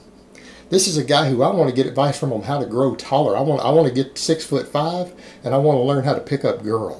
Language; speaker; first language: English; native; English